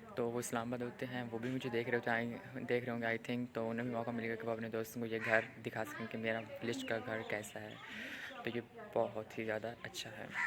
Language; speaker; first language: Urdu; non-native, local second language; Saraiki